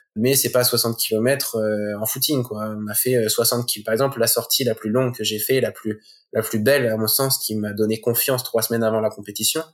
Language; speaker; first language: French; native; French